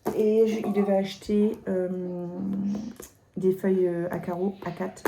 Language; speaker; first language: French; native; French